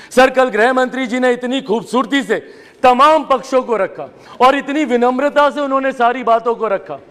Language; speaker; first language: Hindi; native; Hindi